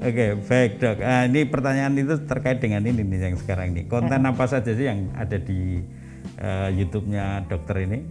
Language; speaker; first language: Indonesian; native; Indonesian